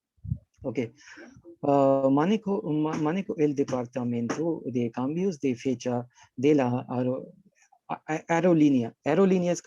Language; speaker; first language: Spanish; non-native, learner; Hindi